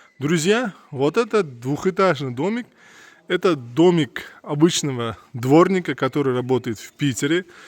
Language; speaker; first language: Russian; non-native, local second language; Uzbek